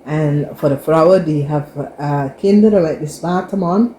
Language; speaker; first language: Dutch; non-native, fluent; English